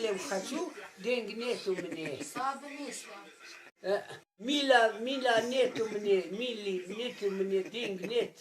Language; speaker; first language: Russian; non-native, learner; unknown